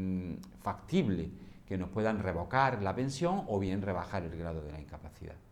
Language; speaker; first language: Spanish; native; Spanish